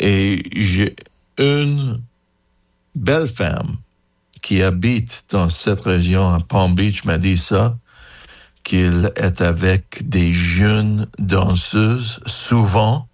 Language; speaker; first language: French; non-native, learner; English